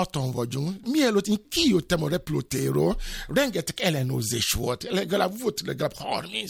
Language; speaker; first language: Hungarian; non-native, fluent; Yoruba